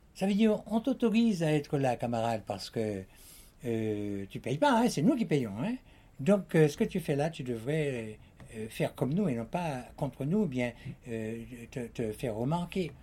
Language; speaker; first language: French; native; French